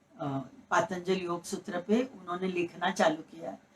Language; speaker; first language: Hindi; non-native, local second language; Marathi